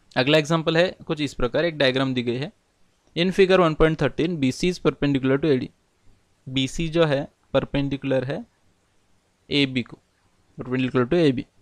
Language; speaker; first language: Hindi; non-native, local second language; Marathi